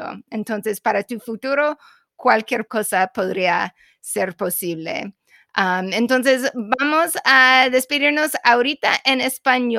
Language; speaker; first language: Spanish; non-native, fluent; English